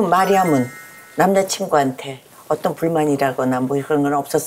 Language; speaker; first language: Korean; native; Korean